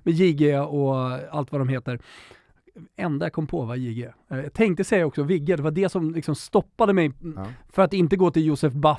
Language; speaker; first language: Swedish; native; Swedish